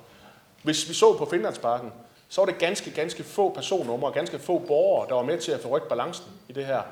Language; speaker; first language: Danish; native; Danish